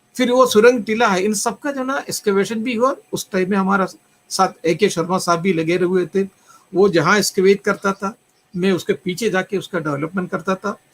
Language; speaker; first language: Hindi; non-native, local second language; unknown